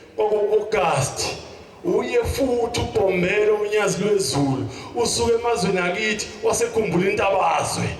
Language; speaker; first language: Zulu; native; Zulu